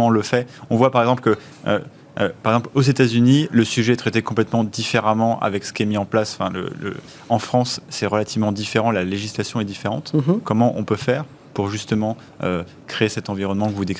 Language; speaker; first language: French; native; French